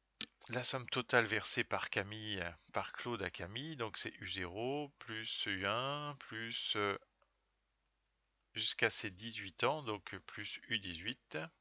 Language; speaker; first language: French; native; French